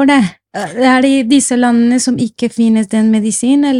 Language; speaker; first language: Norwegian; non-native, fluent; Spanish